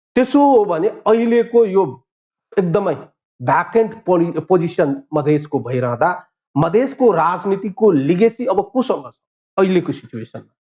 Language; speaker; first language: Nepali; non-native, local second language; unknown